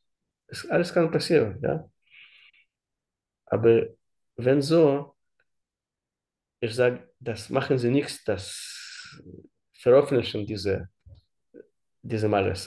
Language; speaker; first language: German; non-native, learner; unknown